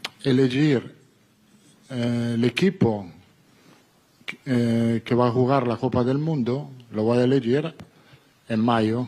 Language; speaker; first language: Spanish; non-native, fluent; Italian